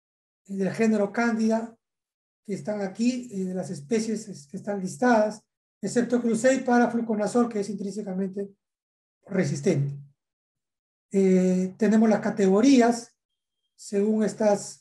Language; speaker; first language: Spanish; native; Spanish